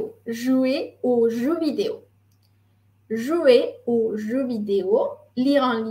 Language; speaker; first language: French; non-native, fluent; Spanish